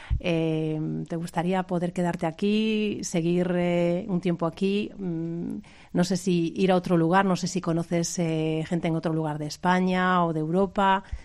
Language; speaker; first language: Spanish; native; Spanish